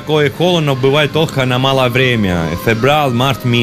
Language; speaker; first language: Russian; non-native, learner; Italian